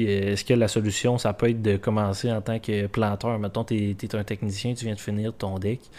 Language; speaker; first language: French; native; French